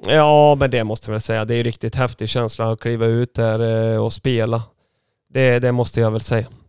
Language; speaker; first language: Swedish; early bilingual, other home language; Bosnian